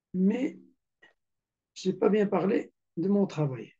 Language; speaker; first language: French; non-native, local second language; Arabic